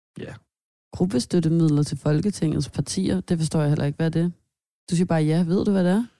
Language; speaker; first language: Danish; native; Danish